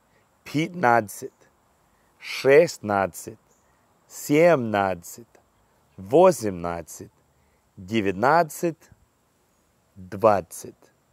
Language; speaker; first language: Russian; non-native, fluent; English